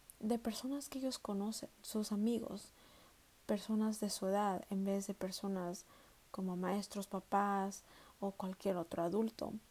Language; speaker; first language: Spanish; early bilingual, heritage; Spanish